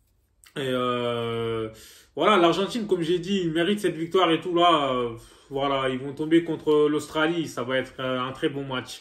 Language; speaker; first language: French; native; French